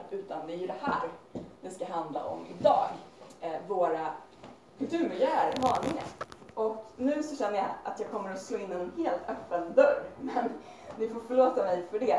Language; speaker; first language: Swedish; native; Swedish